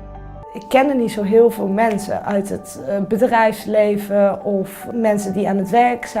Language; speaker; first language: Dutch; non-native, fluent; Persian